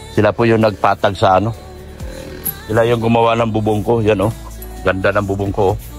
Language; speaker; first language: Filipino; non-native, local second language; Cebuano